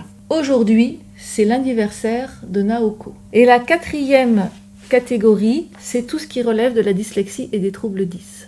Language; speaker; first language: French; native; French